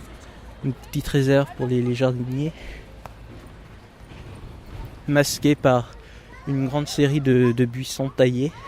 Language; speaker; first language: French; native; French